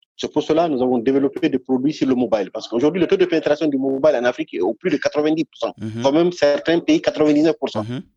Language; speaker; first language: French; non-native, local second language; Fula